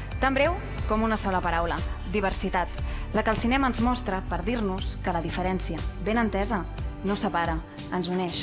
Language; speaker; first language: Catalan; native; Catalan